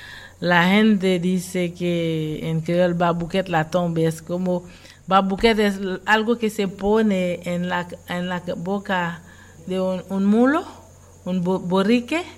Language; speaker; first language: Spanish; non-native, fluent; Haitian Creole